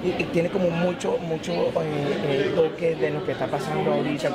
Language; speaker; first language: Spanish; native; Spanish